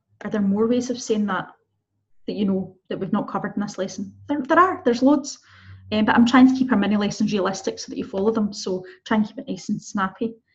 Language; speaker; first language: English; native; English